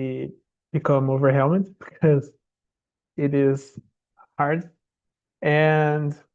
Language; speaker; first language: English; non-native, learner; Portuguese